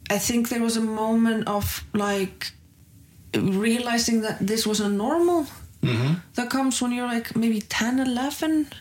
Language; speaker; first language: English; non-native, fluent; Icelandic